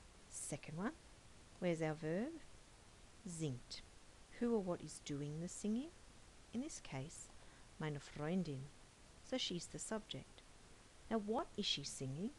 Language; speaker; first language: English; native; English